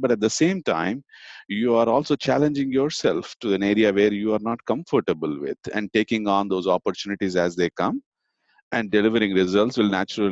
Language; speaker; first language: English; non-native, local second language; Tamil